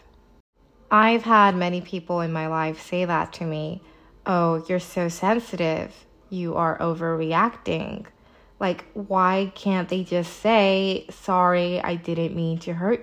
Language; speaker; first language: English; native; English